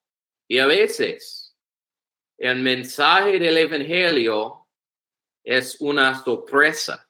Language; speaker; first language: Spanish; non-native, learner; English